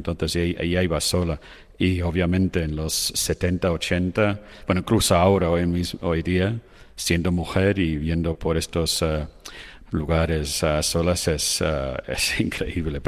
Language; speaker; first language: Spanish; non-native, fluent; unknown